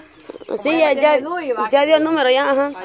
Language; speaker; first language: Spanish; native; Spanish